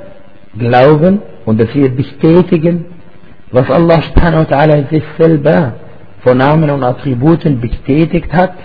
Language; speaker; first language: German; non-native, fluent; Arabic